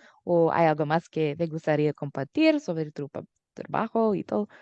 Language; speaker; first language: Spanish; early bilingual, heritage; English